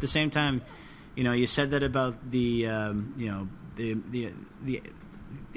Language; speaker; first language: English; native; English